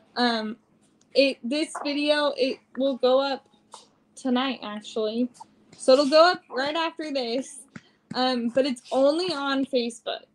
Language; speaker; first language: English; native; English